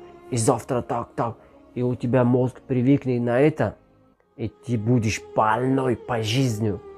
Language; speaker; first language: Russian; non-native, learner; Tajik